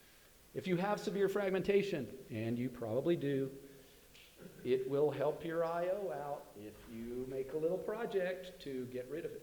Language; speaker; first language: English; native; English